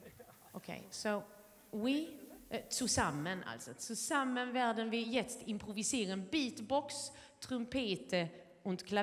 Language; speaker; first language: German; non-native, learner; Swedish